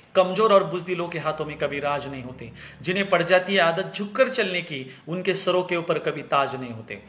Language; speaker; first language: Hindi; non-native, local second language; Marathi